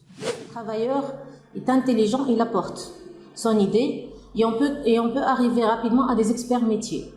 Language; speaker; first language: French; non-native, local second language; Arabic